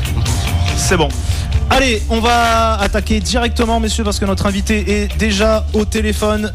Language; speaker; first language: French; native; French